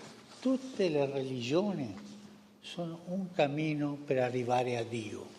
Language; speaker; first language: Italian; non-native, fluent; Spanish